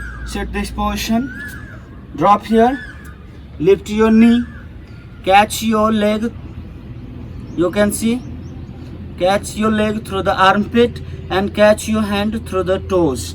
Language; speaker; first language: English; non-native, local second language; Hindi